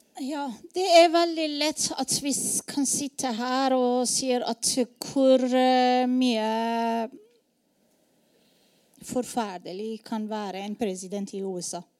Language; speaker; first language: Norwegian; non-native, learner; Persian